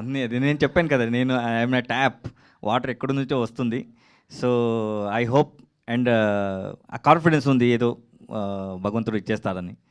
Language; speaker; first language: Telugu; non-native, learner; Kannada